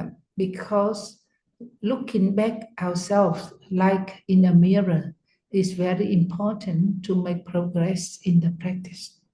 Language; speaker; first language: English; non-native, fluent; Vietnamese